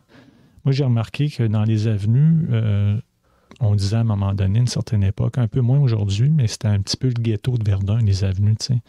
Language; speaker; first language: French; native; French